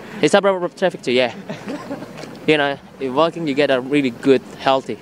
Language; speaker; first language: English; non-native, learner; Indonesian